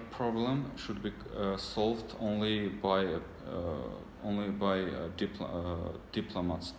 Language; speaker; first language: English; non-native, learner; Armenian